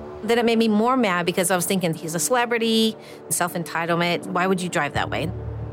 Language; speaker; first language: English; native; English